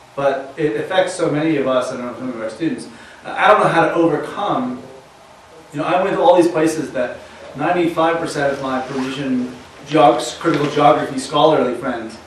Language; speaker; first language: English; native; English